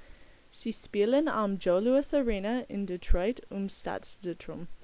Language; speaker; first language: German; non-native, learner; English